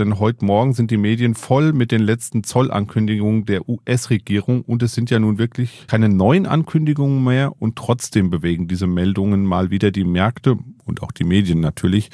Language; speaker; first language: German; native; German